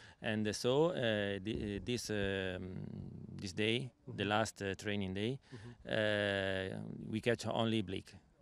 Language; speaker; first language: English; non-native, learner; Italian